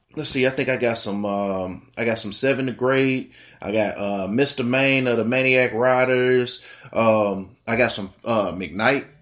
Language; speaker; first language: English; native; English